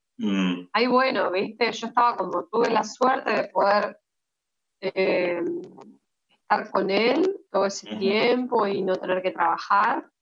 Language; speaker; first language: Spanish; early bilingual, heritage; Spanish